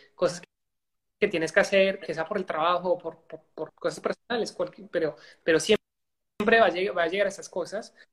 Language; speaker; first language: Spanish; non-native, fluent; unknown